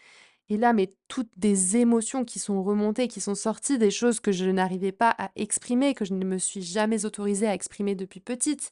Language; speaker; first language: French; native; French